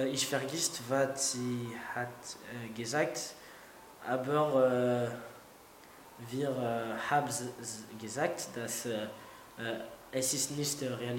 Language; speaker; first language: German; non-native, learner; French